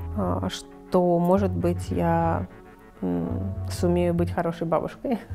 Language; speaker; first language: Russian; native; Russian